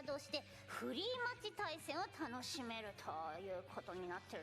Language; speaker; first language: Japanese; native; Japanese